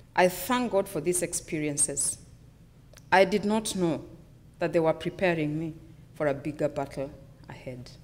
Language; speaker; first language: English; non-native, local second language; Luyia